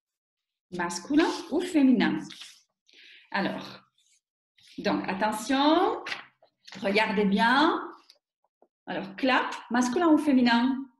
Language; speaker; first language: French; non-native, fluent; Slovak